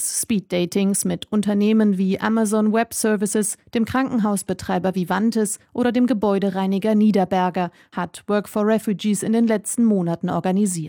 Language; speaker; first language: German; native; German